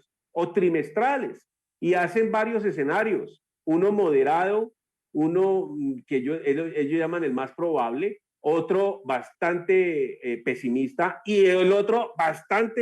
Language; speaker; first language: Spanish; native; Spanish